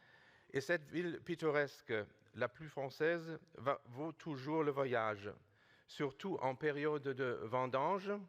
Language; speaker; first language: French; non-native, fluent; German